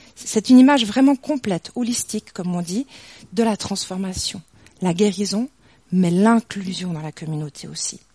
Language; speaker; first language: French; native; French